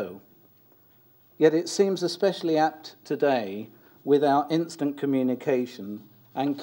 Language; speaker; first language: English; native; English